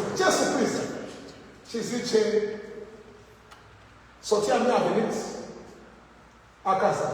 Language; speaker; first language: Romanian; non-native, learner; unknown